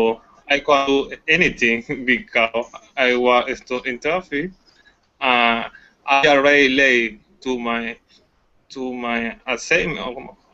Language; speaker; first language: English; non-native, learner; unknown